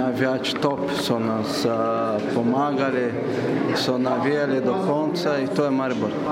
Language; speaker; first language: Slovenian; non-native, fluent; Portuguese